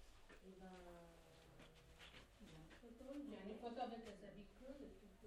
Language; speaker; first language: French; non-native, learner; Kurdish